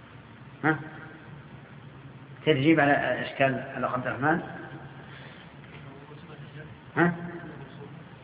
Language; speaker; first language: Arabic; native; Arabic